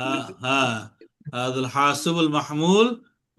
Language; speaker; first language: Arabic; non-native, learner; Bangla